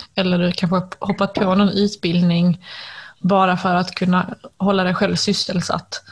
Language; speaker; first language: Swedish; native; Swedish